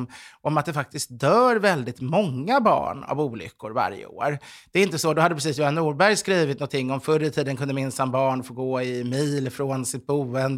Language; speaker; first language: Swedish; native; Swedish